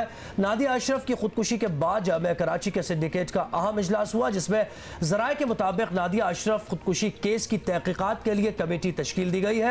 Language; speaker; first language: Urdu; native; Urdu